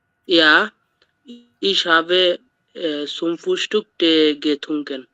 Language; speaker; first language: German; non-native, learner; Bangla